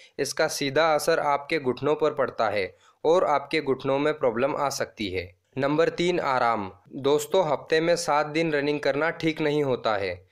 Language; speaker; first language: Hindi; non-native, local second language; Marathi